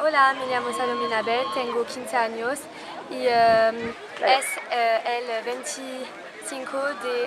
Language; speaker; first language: Spanish; non-native, learner; French